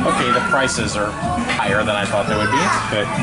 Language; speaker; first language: English; native; English